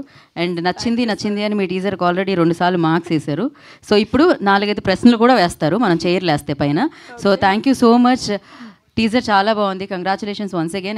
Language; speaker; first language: Telugu; native; Telugu